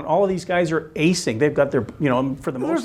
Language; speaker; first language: English; native; English